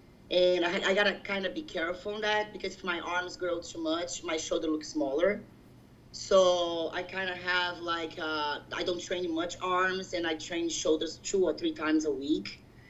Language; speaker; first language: English; non-native, fluent; Portuguese